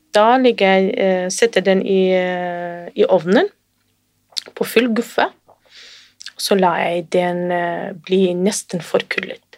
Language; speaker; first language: Norwegian; non-native, fluent; Kurdish